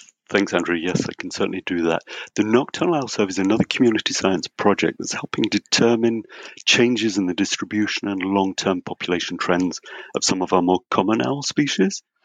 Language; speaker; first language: English; native; English